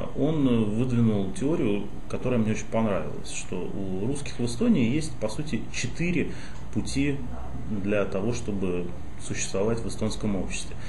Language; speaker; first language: Russian; native; Russian